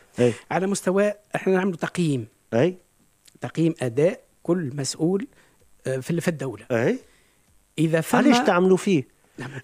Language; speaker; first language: Arabic; native; Arabic